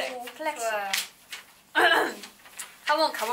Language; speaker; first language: Korean; non-native, learner; Chinese